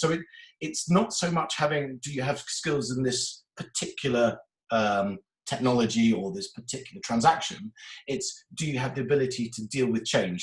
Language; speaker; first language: English; native; English